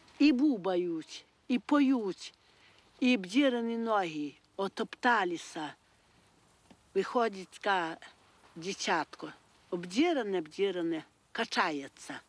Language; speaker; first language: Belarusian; native; Belarusian